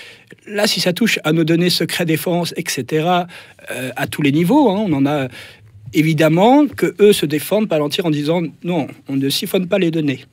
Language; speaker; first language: French; native; French